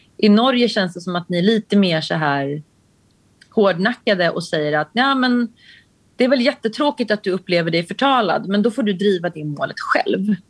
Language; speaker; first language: Swedish; native; Swedish